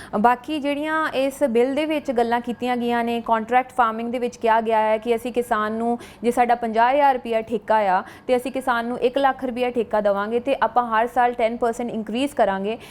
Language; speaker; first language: Punjabi; native; Punjabi